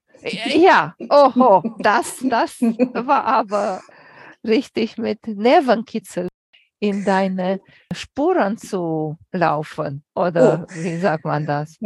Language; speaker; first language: German; non-native, fluent; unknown